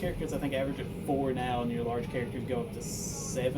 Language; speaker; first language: English; native; English